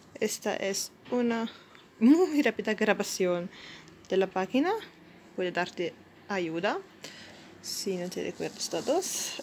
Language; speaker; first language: Spanish; non-native, learner; Italian